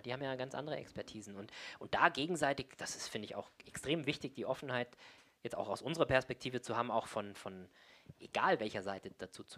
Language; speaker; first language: German; native; German